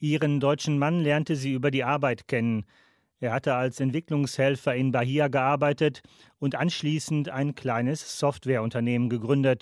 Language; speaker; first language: German; native; German